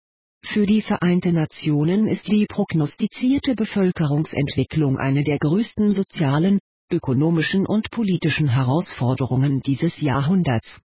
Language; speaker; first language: German; native; German